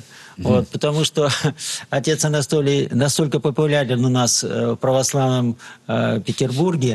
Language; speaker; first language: Russian; native; Russian